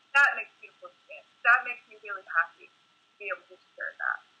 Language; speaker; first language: English; native; English